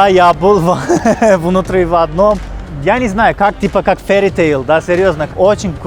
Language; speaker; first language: Russian; non-native, fluent; Turkish